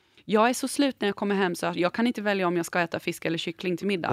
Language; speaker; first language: Swedish; non-native, fluent; English